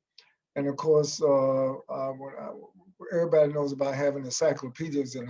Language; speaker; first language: English; native; English